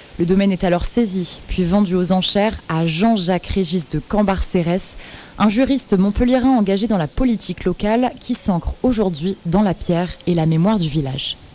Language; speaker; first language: French; native; French